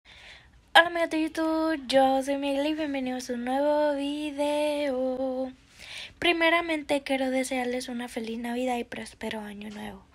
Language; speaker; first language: Spanish; early bilingual, heritage; Spanish